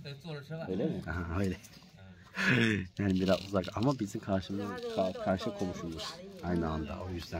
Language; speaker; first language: Turkish; non-native, learner; Chinese